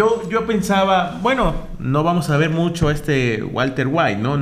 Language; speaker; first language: Spanish; native; Spanish